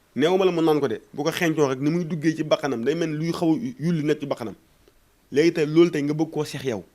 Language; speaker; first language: Wolof; non-native, local second language; Fula